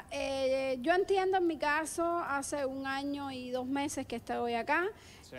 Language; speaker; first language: Spanish; native; Spanish